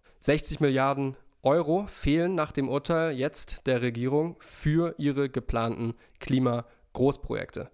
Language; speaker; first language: German; native; German